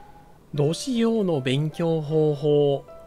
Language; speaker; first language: Japanese; non-native, fluent; Portuguese